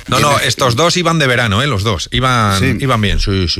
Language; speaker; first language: Spanish; native; Spanish